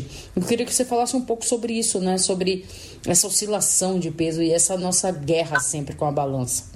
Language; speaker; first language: Portuguese; native; Portuguese